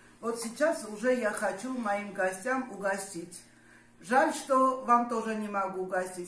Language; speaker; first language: Russian; non-native, fluent; Armenian